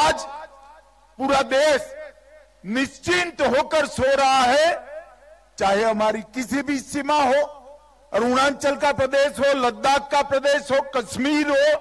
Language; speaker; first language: Hindi; non-native, local second language; Gujarati